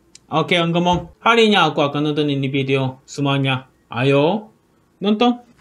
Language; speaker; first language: Indonesian; non-native, learner; Korean